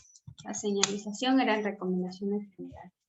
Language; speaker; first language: Spanish; native; Spanish